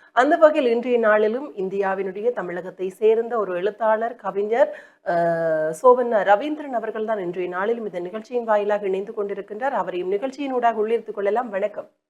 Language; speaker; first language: Tamil; native; Tamil